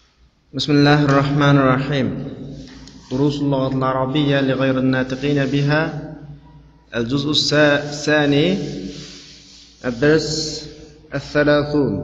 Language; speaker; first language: Arabic; non-native, fluent; Uyghur